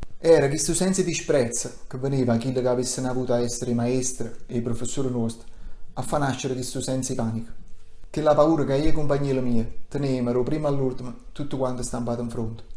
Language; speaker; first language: Italian; non-native, local second language; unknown